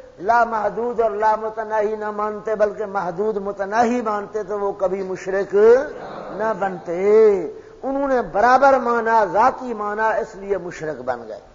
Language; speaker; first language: Urdu; non-native, local second language; Pashto